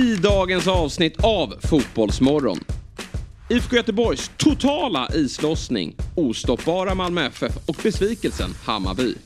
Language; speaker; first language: Swedish; native; Swedish